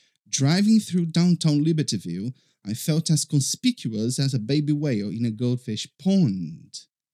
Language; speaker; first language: English; non-native, fluent; Portuguese